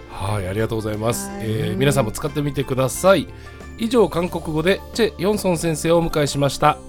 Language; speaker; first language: Japanese; native; Japanese